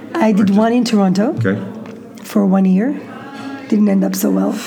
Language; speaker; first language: English; non-native, fluent; Hebrew